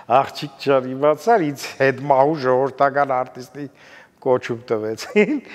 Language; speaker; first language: Armenian; native; Armenian